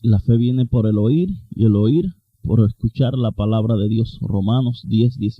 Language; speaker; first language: Spanish; native; Spanish